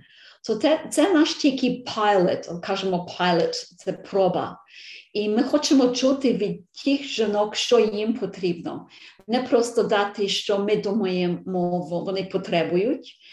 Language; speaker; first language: Ukrainian; early bilingual, heritage; Ukrainian